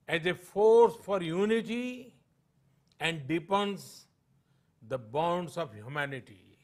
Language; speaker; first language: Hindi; non-native, local second language; Gujarati